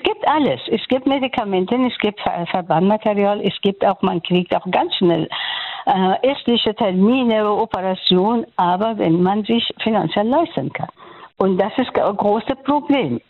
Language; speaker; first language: German; non-native, fluent; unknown